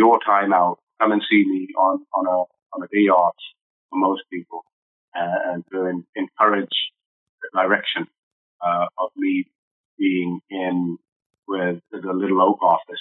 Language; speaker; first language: English; native; English